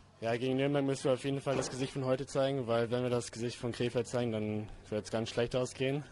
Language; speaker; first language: German; early bilingual, heritage; English